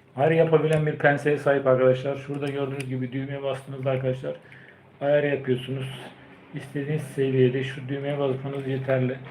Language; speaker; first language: Turkish; early bilingual, heritage; Turkish